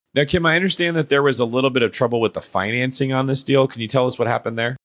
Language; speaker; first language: English; native; English